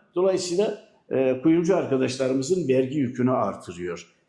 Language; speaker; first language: Turkish; native; Turkish